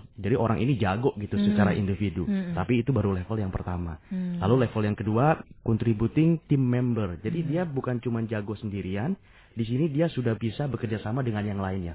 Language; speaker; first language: Indonesian; native; Indonesian